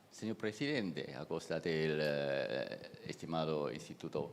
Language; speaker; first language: Spanish; non-native, fluent; Chinese